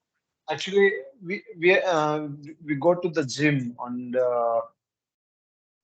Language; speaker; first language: English; non-native, learner; Hindi